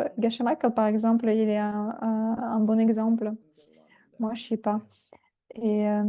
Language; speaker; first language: French; non-native, fluent; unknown